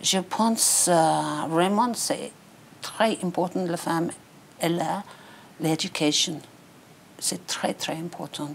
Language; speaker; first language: French; non-native, learner; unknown